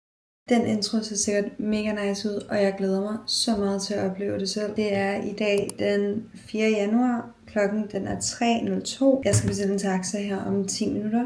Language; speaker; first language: Danish; native; Danish